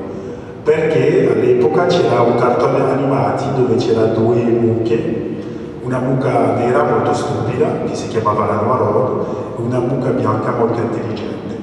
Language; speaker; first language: Italian; early bilingual, other home language; French